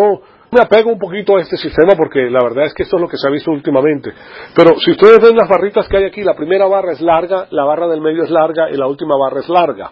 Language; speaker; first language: Spanish; native; Spanish